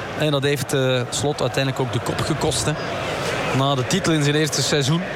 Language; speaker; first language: Dutch; native; Dutch